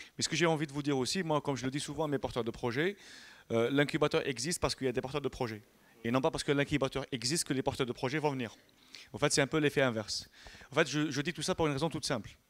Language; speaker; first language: French; non-native, local second language; Arabic